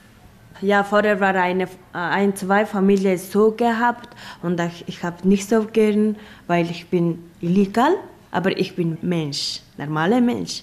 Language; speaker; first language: German; non-native, learner; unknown